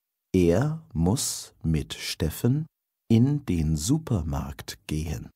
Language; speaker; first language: German; non-native, fluent; English